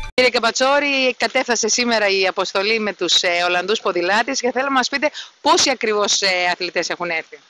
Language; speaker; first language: Greek; native; Greek